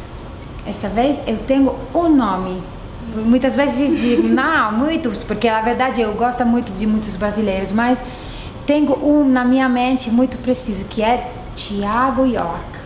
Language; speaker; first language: Portuguese; non-native, fluent; Italian